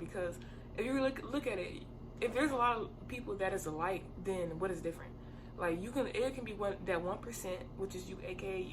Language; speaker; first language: English; native; English